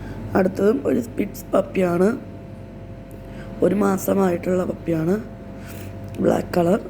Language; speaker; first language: Malayalam; native; Malayalam